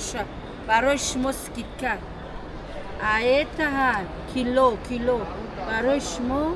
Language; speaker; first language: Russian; non-native, learner; Tajik